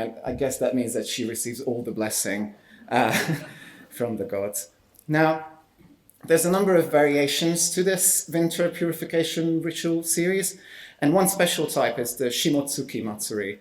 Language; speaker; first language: English; non-native, fluent; Hungarian